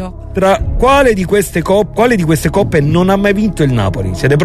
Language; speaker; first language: Italian; native; Italian